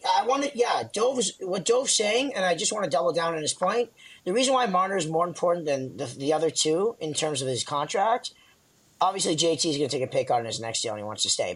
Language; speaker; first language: English; native; English